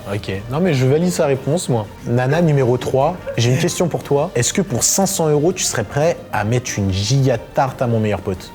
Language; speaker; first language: French; native; French